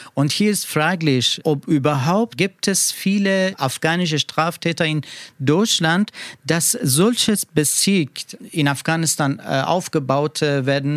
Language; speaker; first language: German; non-native, learner; Persian